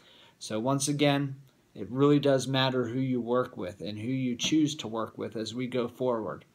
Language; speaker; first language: English; native; English